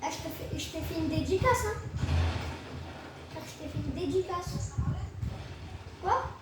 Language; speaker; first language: French; native; French